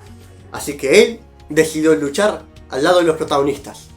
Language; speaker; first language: Spanish; native; Spanish